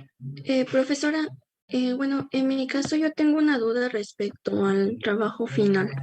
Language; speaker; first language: Spanish; native; Spanish